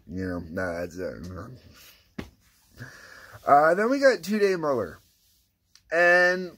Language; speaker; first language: English; native; English